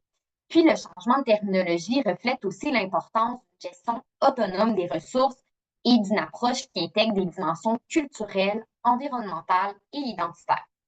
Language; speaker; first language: French; native; French